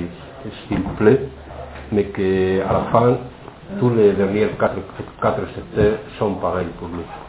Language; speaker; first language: French; non-native, fluent; Spanish